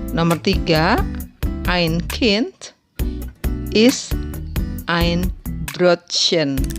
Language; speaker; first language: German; non-native, fluent; Indonesian